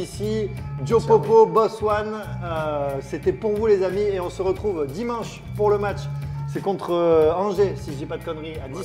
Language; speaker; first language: French; native; French